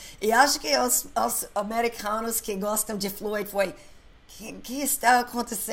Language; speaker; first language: Portuguese; non-native, learner; English